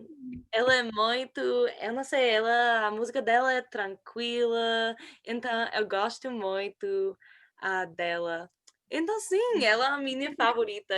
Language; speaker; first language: Portuguese; non-native, learner; English